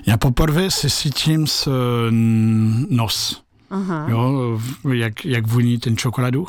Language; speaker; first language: Czech; non-native, learner; French